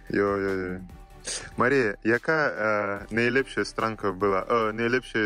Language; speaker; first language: Czech; non-native, learner; Russian